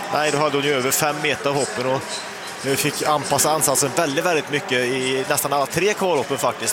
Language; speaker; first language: Swedish; native; Swedish